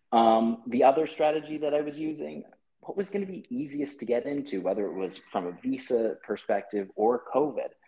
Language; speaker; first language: English; early bilingual, other home language; Filipino